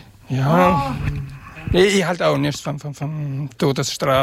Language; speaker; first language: German; non-native, fluent; Serbian